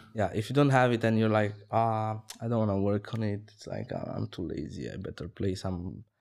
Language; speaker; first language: English; non-native, fluent; Romanian